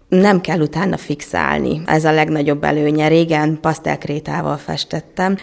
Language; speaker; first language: Hungarian; native; Hungarian